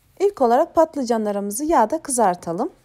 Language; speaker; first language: Turkish; native; Turkish